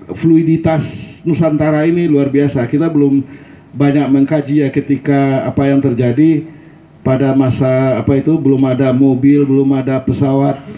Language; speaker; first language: Indonesian; non-native, local second language; Minangkabau